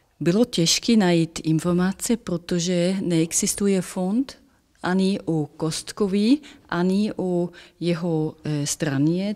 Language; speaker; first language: Czech; non-native, fluent; German